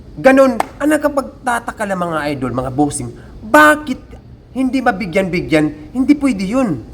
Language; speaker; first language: Filipino; native; Filipino